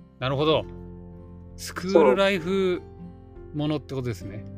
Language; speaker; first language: Japanese; native; Japanese